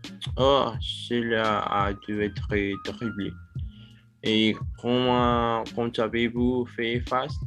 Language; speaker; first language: French; non-native, learner; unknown